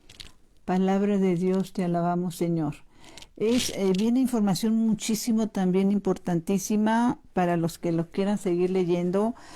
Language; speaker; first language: Spanish; native; Spanish